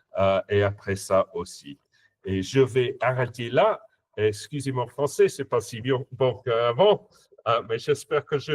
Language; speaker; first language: French; non-native, fluent; English